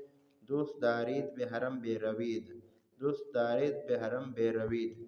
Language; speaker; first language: Persian; non-native, fluent; Urdu